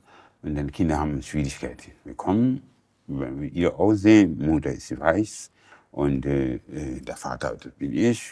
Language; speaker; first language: German; non-native, learner; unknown